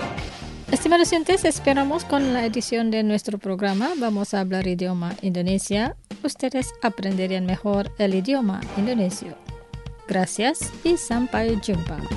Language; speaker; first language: Spanish; non-native, fluent; Indonesian